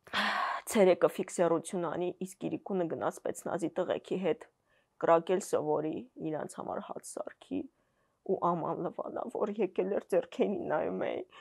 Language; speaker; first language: Armenian; native; Armenian